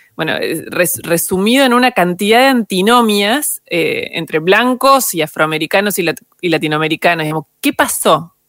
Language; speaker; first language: Spanish; native; Spanish